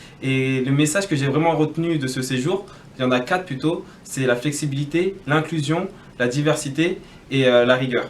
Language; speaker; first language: French; native; French